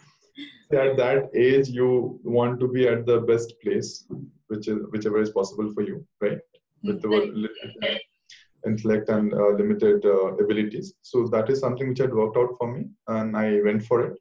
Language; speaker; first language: English; non-native, local second language; Bangla